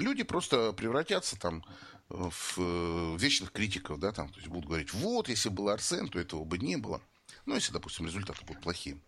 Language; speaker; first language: Russian; native; Russian